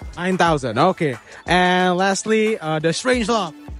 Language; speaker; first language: English; non-native, fluent; Indonesian